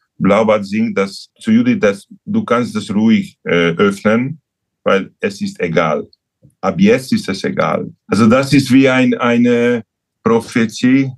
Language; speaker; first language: German; non-native, learner; Hungarian